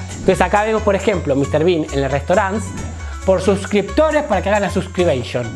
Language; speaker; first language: Spanish; native; Spanish